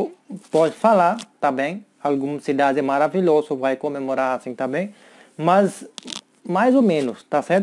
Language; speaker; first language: Portuguese; non-native, learner; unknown